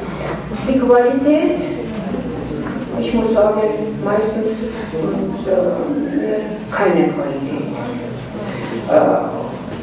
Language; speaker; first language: German; non-native, fluent; Armenian